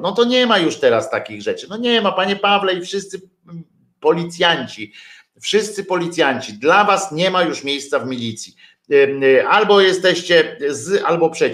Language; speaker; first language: Polish; native; Polish